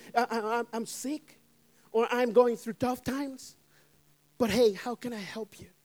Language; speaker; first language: English; non-native, fluent; Spanish